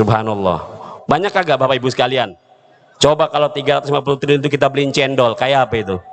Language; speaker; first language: Indonesian; native; Indonesian